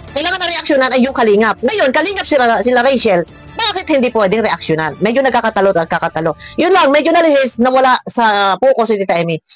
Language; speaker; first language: Filipino; native; Filipino